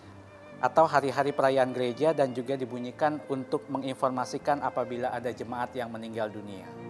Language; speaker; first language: Indonesian; native; Indonesian